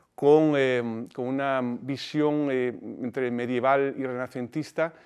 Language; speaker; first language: Spanish; native; Spanish